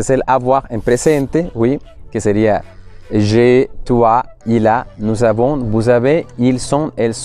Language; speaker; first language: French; non-native, fluent; Spanish